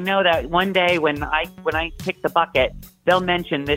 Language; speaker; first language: English; native; English